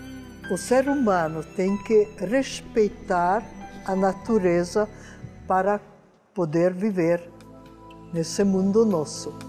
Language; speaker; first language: Portuguese; non-native, fluent; Hungarian